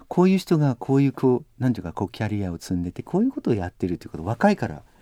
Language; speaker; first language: Japanese; non-native, fluent; English